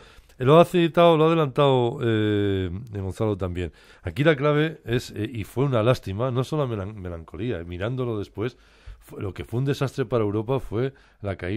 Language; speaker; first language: Spanish; native; Spanish